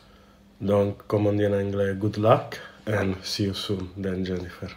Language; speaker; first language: French; non-native, learner; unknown